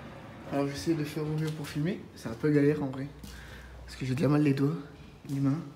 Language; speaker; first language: French; native; French